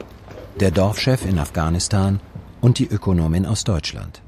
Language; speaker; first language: German; native; German